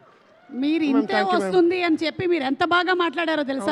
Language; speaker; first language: Telugu; native; Telugu